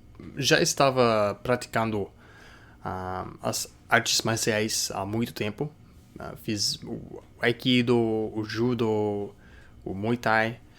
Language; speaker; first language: Portuguese; non-native, fluent; English